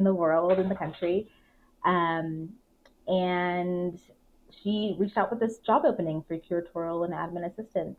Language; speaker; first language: English; native; English